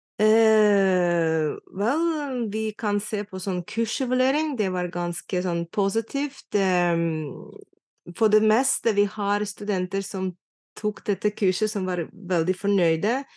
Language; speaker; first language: Norwegian; non-native, fluent; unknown